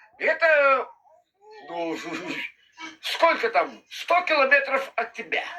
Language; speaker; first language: Russian; non-native, learner; Lithuanian